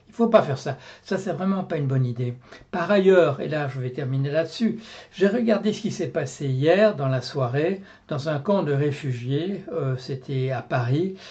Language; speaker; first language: French; native; French